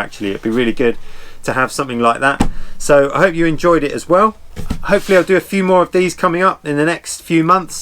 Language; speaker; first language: English; native; English